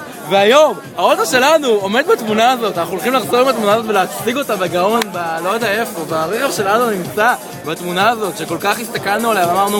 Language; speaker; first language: Hebrew; native; Hebrew